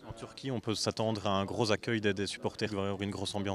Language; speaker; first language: French; native; French